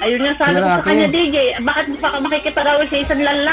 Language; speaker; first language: Filipino; native; Filipino